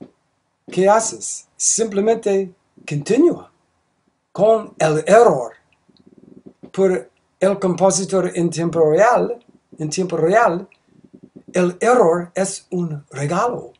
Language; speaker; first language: Spanish; non-native, learner; English